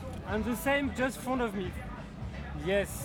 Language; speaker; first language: English; non-native, fluent; French